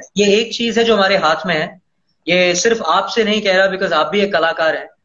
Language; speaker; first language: Hindi; non-native, local second language; Tamil